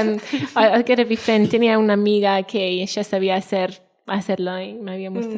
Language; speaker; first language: Spanish; non-native, fluent; Welsh